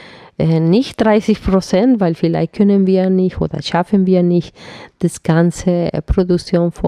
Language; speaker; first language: German; non-native, fluent; Spanish